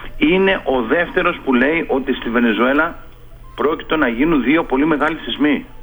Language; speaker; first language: Greek; non-native, fluent; Spanish